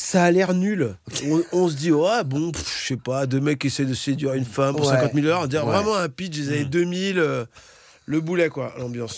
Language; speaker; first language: French; native; French